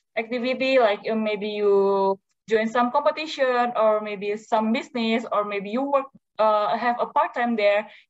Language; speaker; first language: English; non-native, learner; Indonesian